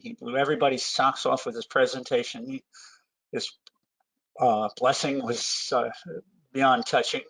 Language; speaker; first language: English; native; English